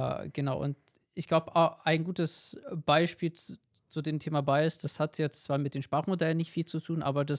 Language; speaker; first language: German; native; German